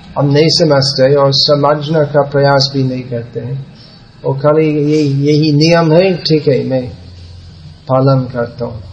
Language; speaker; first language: Hindi; non-native, fluent; English